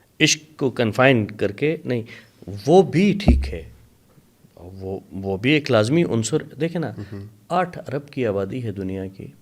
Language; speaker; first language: Urdu; non-native, local second language; Sicilian